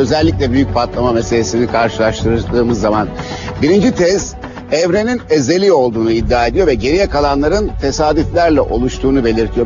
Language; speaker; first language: Turkish; native; Turkish